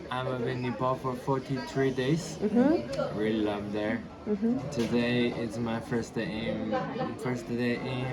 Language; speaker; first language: English; non-native, fluent; Chinese